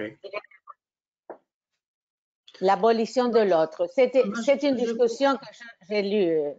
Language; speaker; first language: French; non-native, fluent; Spanish